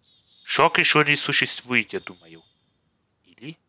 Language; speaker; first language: Russian; non-native, fluent; German